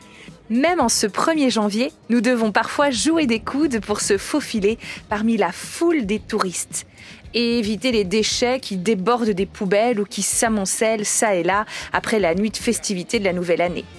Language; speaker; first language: French; native; French